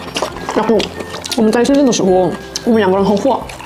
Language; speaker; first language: Chinese; non-native, learner; Korean